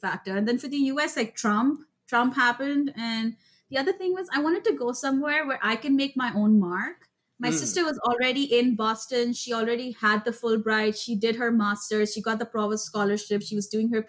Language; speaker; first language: English; non-native, local second language; Urdu